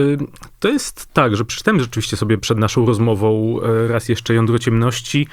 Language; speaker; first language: Polish; native; Polish